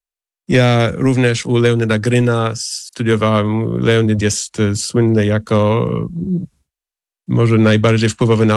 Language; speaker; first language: Polish; non-native, fluent; English